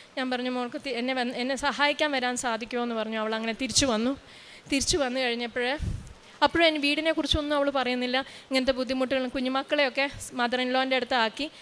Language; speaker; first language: Malayalam; native; Malayalam